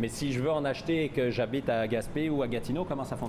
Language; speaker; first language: French; native; French